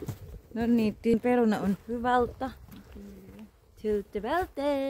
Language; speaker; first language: Finnish; non-native, learner; Filipino